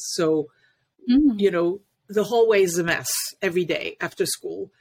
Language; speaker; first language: English; non-native, fluent; French